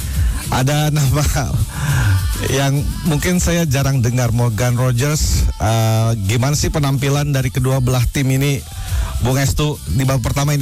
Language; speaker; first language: Indonesian; native; Indonesian